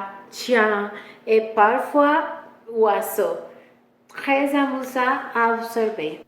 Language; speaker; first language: French; non-native, learner; Spanish